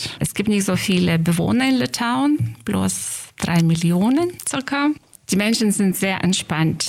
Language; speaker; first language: German; non-native, fluent; Lithuanian